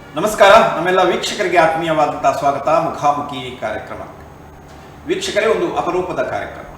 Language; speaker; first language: Kannada; native; Kannada